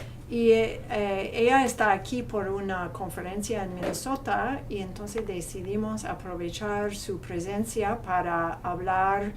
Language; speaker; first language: Spanish; non-native, fluent; English